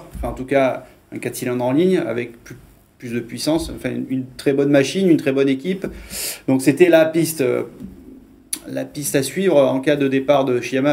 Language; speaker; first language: French; native; French